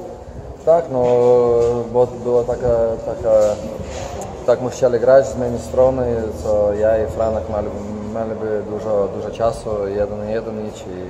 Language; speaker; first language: Polish; non-native, learner; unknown